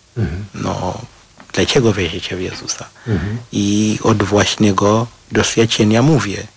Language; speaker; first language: Polish; non-native, learner; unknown